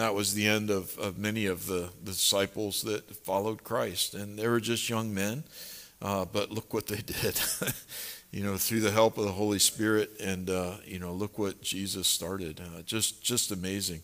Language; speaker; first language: English; native; English